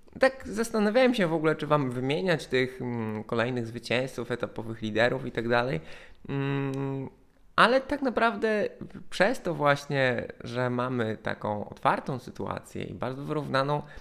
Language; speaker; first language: Polish; native; Polish